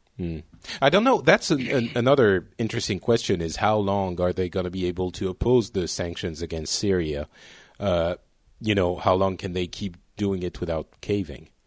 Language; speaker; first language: English; non-native, fluent; French